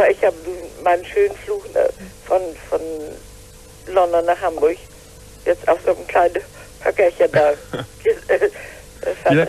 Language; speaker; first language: German; native; German